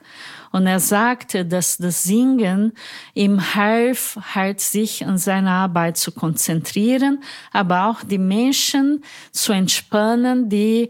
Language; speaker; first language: German; non-native, fluent; Portuguese